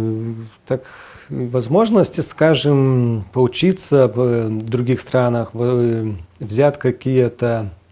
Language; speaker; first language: Russian; non-native, fluent; Lithuanian